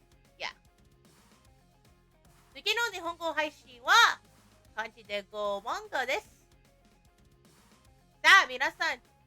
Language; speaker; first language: Japanese; non-native, learner; English